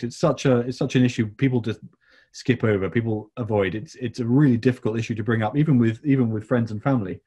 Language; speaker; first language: English; native; English